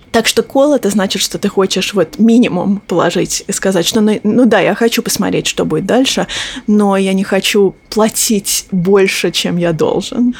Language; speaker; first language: Russian; early bilingual, heritage; Russian